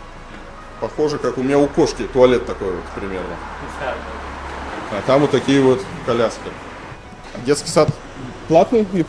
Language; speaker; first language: Russian; native; Russian